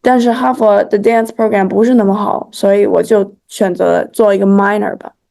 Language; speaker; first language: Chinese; early bilingual, heritage; Chinese